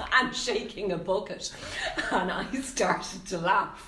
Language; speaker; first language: English; native; English